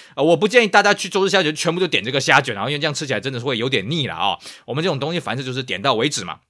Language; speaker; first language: Chinese; native; Chinese